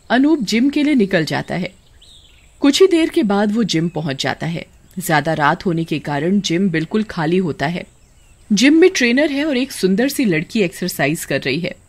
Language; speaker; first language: Hindi; native; Hindi